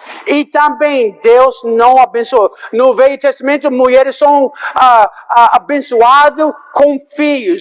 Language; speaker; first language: Portuguese; non-native, fluent; English